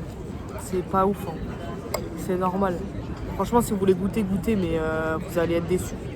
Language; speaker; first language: French; native; French